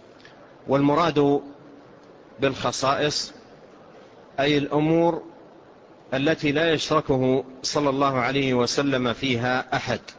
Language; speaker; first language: Arabic; native; Arabic